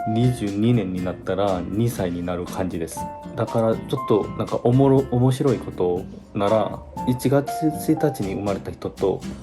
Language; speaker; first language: Japanese; non-native, fluent; Korean